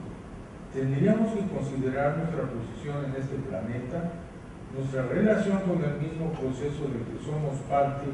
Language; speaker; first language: Spanish; native; Spanish